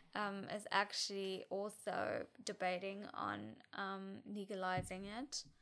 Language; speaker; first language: English; non-native, fluent; German